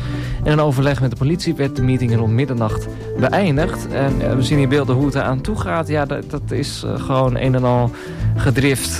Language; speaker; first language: Dutch; native; Dutch